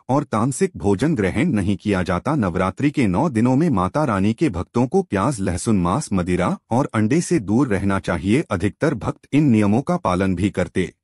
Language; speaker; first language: Hindi; native; Hindi